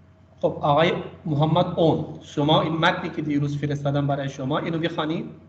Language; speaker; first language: Persian; non-native, fluent; Urdu